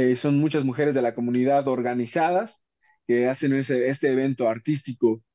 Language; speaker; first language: Spanish; native; Spanish